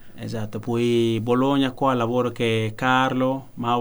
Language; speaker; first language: Italian; non-native, learner; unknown